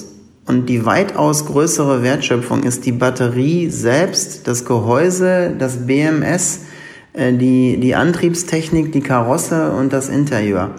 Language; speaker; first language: German; native; German